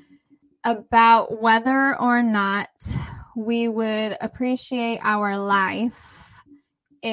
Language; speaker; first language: English; native; English